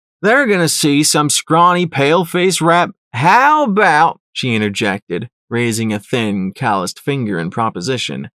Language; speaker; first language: English; native; English